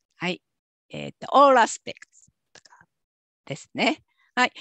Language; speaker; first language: Japanese; native; Japanese